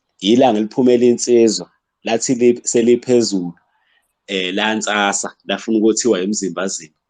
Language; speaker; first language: Zulu; native; Zulu